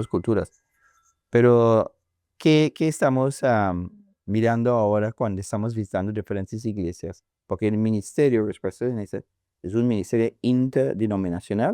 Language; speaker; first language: Spanish; non-native, learner; English